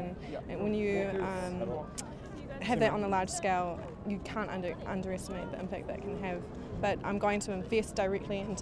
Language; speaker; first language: English; native; English